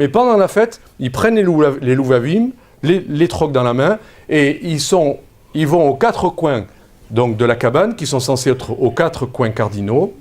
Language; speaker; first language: French; native; French